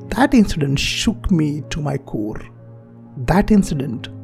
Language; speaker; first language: English; non-native, local second language; Marathi